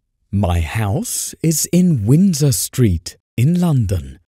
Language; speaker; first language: English; non-native, fluent; German